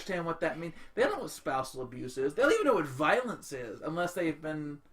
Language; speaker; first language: English; native; English